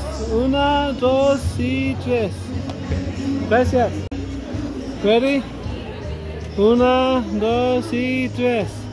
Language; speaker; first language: Spanish; early bilingual, heritage; Spanish